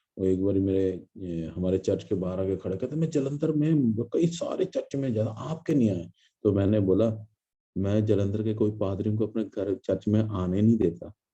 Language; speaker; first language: Hindi; non-native, local second language; Malayalam